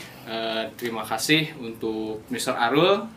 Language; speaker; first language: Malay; non-native, local second language; Sundanese